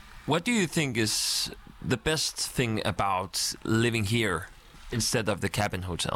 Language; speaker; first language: English; non-native, fluent; Danish